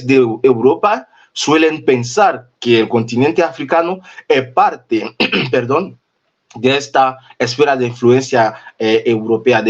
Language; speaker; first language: Spanish; non-native, fluent; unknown